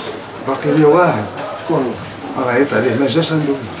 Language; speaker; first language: French; non-native, learner; Arabic